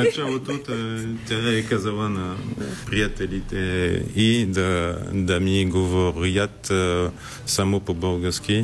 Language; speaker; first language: Bulgarian; non-native, learner; French